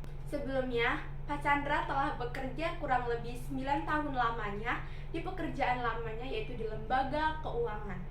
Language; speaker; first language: Indonesian; native; Indonesian